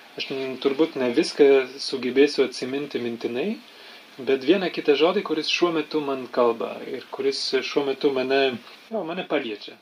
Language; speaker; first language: Lithuanian; non-native, fluent; French